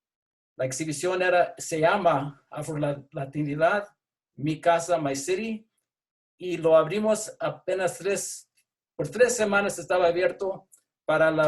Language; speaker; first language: Spanish; early bilingual, heritage; English